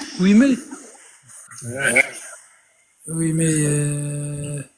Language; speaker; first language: French; non-native, fluent; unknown